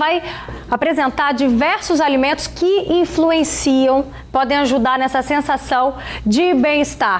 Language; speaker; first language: Portuguese; native; Portuguese